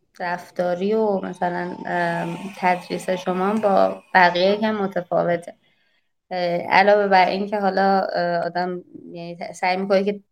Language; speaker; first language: Persian; native; Persian